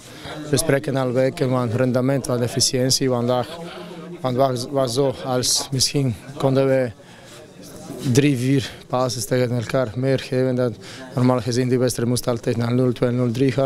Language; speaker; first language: Dutch; non-native, fluent; Croatian